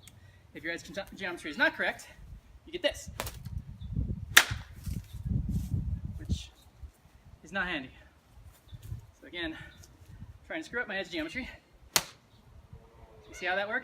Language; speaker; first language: English; native; English